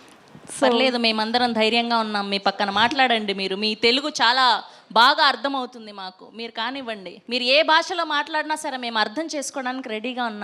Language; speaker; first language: Telugu; native; Telugu